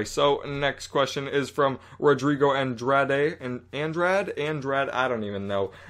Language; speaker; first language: English; native; English